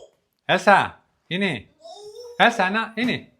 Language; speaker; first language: Indonesian; non-native, learner; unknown